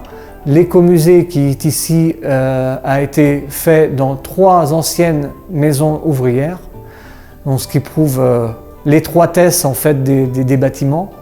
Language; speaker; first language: French; native; French